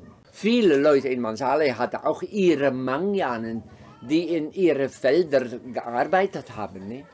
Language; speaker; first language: German; non-native, fluent; Dutch